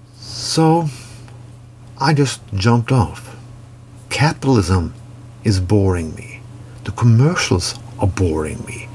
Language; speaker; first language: English; non-native, fluent; Norwegian